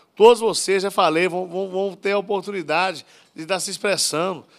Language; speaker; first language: Portuguese; native; Portuguese